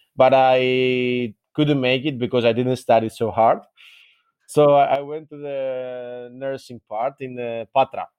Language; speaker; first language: English; non-native, fluent; Greek